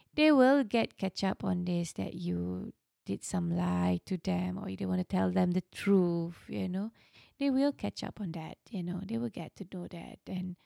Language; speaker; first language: English; non-native, local second language; Malay